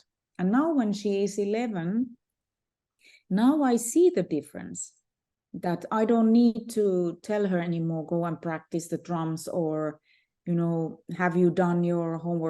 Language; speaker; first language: English; non-native, fluent; Finnish